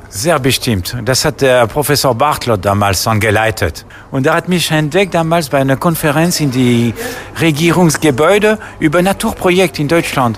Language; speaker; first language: German; non-native, fluent; French